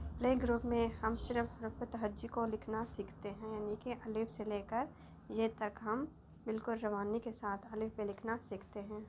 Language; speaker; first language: Urdu; native; Urdu